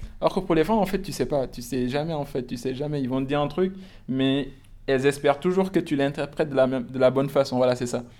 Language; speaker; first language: French; non-native, local second language; Wolof